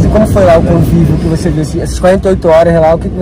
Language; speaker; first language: Portuguese; native; Portuguese